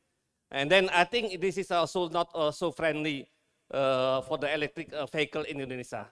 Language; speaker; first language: English; non-native, learner; Indonesian